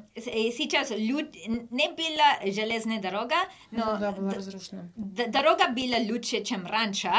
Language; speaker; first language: Russian; non-native, learner; English